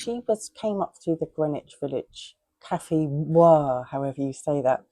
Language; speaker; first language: English; native; English